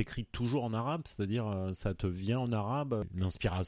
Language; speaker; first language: French; native; French